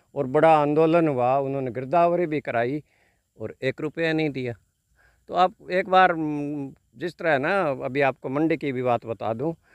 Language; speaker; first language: Hindi; native; Hindi